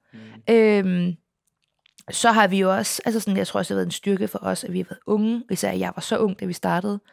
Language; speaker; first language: Danish; native; Danish